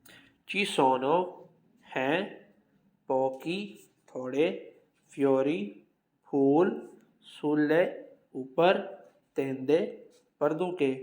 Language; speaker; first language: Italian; non-native, fluent; Urdu